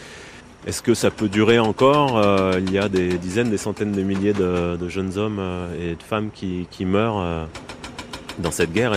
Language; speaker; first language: French; native; French